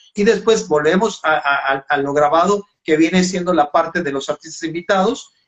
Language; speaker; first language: Spanish; native; Spanish